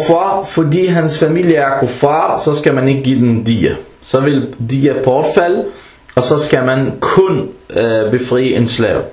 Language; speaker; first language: Danish; early bilingual, other home language; Arabic